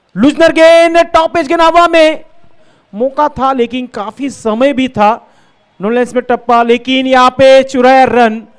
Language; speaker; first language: Hindi; non-native, local second language; Marathi